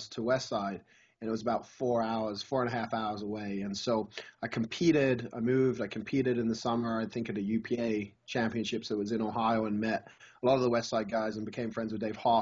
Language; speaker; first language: English; native; English